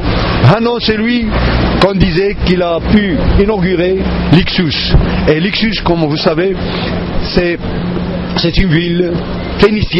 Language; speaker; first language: French; non-native, fluent; Arabic